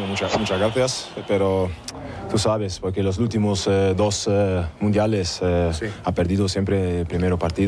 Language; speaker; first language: Spanish; non-native, fluent; German